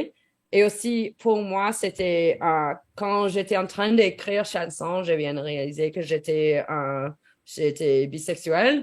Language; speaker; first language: French; non-native, learner; English